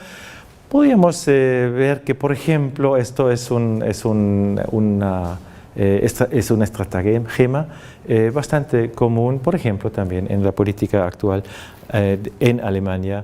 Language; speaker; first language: Spanish; non-native, fluent; German